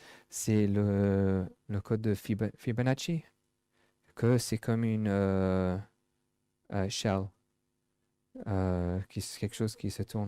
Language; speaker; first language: French; non-native, fluent; English